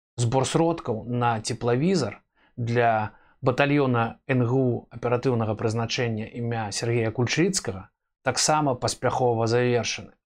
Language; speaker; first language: Belarusian; native; Belarusian